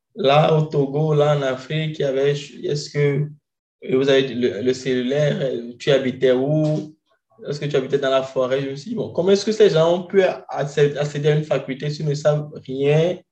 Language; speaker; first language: French; non-native, local second language; Ewe